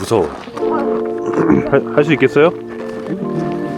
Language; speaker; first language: Korean; native; Korean